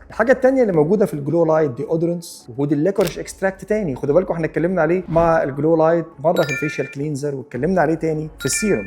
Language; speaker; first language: Arabic; native; Arabic